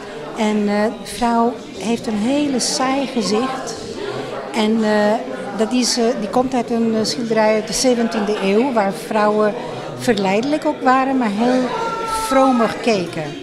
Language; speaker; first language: Dutch; non-native, fluent; Spanish